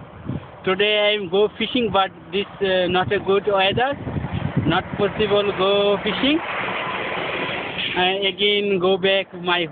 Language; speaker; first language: English; non-native, learner; Bangla